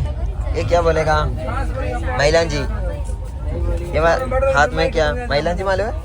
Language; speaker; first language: Hindi; non-native, local second language; Malayalam